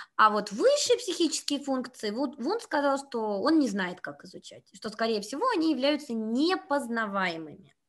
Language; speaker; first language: Russian; native; Russian